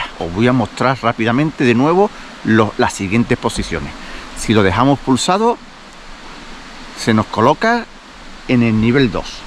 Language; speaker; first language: Spanish; native; Spanish